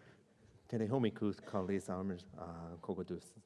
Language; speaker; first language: Estonian; non-native, learner; English